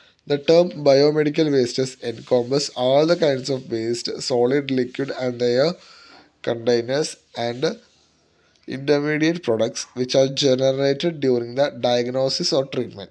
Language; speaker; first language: English; non-native, local second language; Malayalam